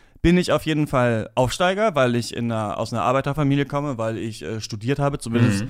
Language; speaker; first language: German; native; German